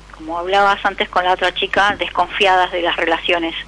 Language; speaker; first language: Spanish; native; Spanish